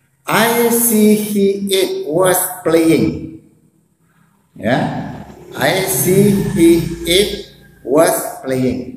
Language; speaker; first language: English; non-native, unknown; Balinese